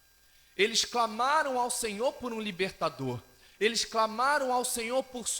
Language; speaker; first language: Portuguese; native; Portuguese